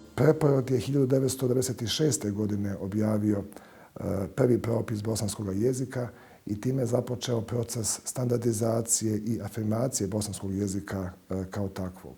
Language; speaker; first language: Bosnian; native; Bosnian